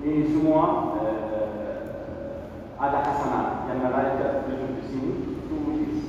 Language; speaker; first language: Indonesian; non-native, learner; Arabic